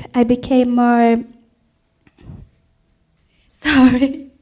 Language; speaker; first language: English; non-native, fluent; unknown